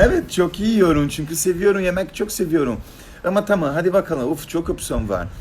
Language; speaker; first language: Turkish; non-native, learner; Portuguese